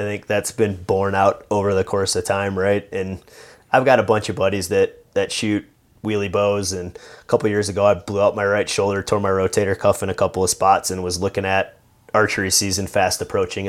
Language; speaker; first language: English; native; English